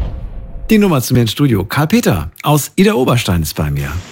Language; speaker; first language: German; native; German